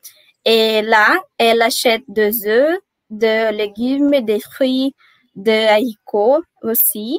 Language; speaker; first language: French; non-native, learner; Portuguese